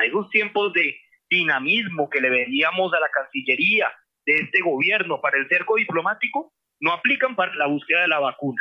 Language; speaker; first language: Spanish; native; Spanish